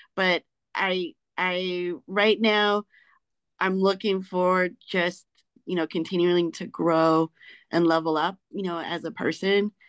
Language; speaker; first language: English; native; English